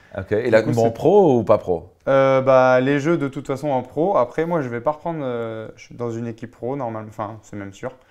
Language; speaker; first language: French; native; French